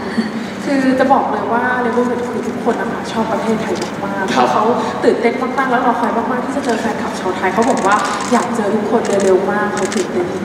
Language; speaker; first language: Thai; native; Thai